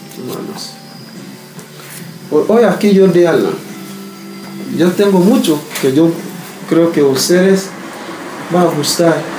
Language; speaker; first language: Spanish; non-native, learner; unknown